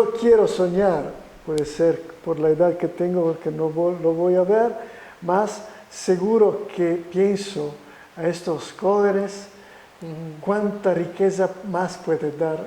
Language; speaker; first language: Spanish; non-native, fluent; Italian